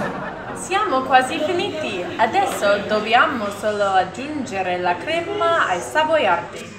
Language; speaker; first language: Italian; non-native, learner; English